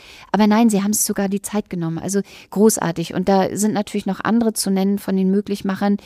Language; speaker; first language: German; native; German